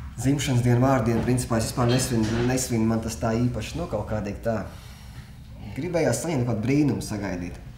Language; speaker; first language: Latvian; non-native, local second language; Russian